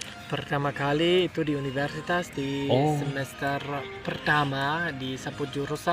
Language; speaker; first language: Indonesian; non-native, fluent; German